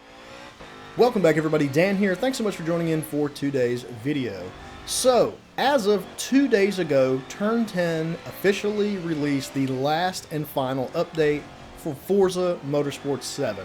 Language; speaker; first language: English; native; English